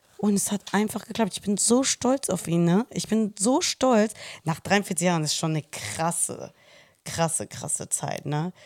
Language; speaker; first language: German; early bilingual, other home language; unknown